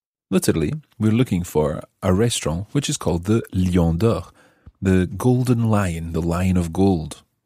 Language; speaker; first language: English; native; English